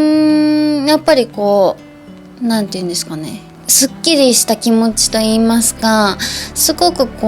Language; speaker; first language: Japanese; native; Japanese